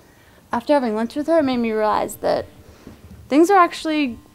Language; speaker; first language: English; native; English